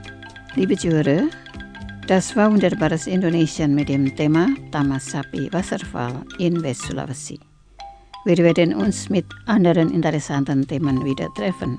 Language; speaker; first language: German; non-native, fluent; Indonesian